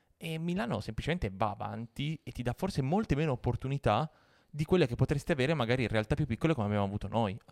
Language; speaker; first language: Italian; native; Italian